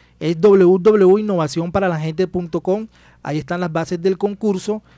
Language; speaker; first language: Spanish; native; Spanish